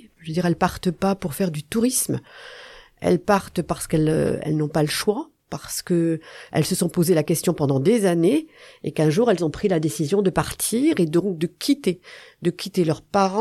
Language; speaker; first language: French; native; French